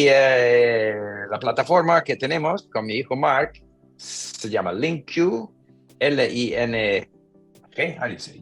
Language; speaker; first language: Spanish; non-native, fluent; English